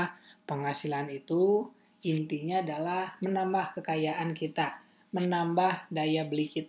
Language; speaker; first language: Indonesian; native; Indonesian